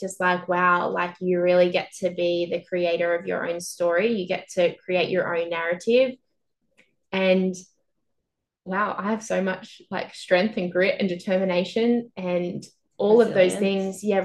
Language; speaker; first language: English; native; English